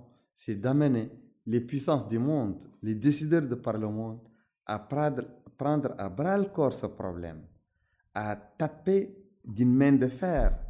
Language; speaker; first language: French; non-native, local second language; Arabic